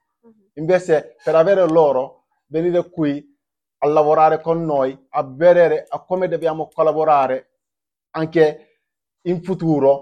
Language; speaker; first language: Italian; non-native, fluent; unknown